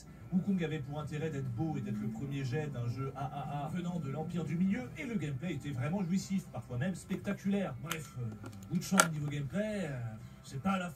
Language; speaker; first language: French; native; French